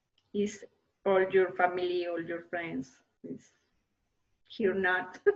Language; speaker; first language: English; non-native, learner; Spanish